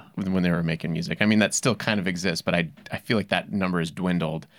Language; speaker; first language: English; native; English